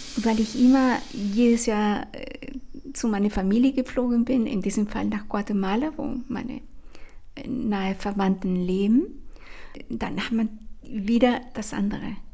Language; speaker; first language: German; non-native, fluent; Spanish